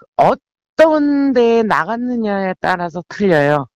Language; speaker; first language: Korean; native; Korean